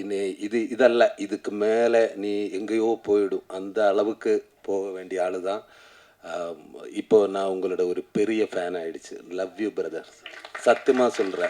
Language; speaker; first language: Tamil; non-native, learner; Malayalam